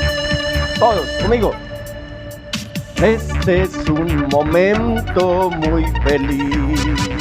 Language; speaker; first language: Spanish; native; Spanish